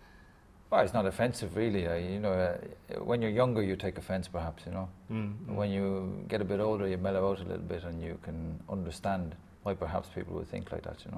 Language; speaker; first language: English; native; English